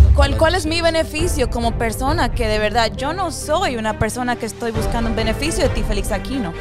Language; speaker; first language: Spanish; early bilingual, heritage; Spanish